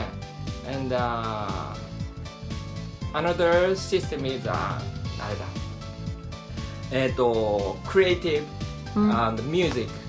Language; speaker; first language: English; non-native, learner; Japanese